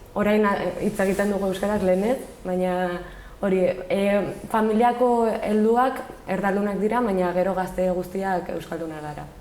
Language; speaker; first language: Basque; non-native, local second language; Spanish